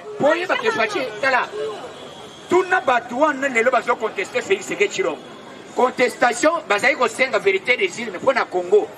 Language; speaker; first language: Lingala; native; Lingala